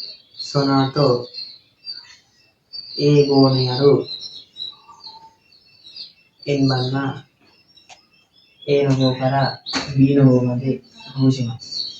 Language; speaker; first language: Japanese; non-native, learner; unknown